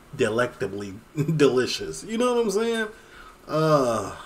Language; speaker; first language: English; native; English